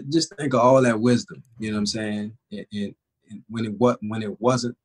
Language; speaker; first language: English; native; English